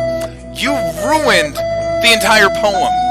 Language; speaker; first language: English; native; English